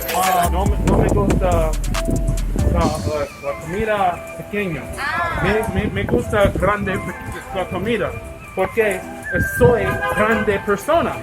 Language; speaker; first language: Spanish; non-native, learner; English